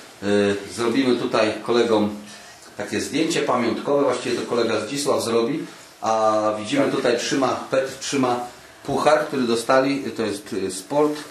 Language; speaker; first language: Polish; native; Polish